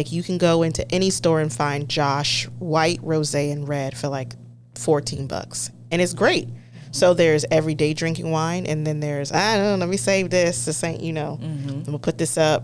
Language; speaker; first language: English; native; English